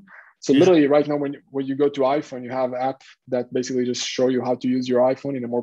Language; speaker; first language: English; non-native, fluent; Hebrew